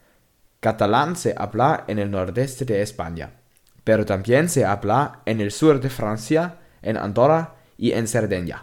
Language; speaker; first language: Spanish; non-native, learner; German